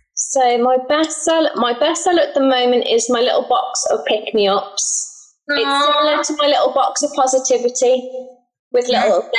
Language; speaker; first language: English; native; English